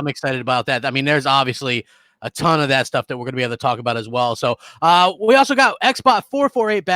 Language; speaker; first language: English; native; English